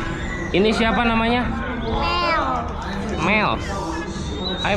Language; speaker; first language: Indonesian; native; Indonesian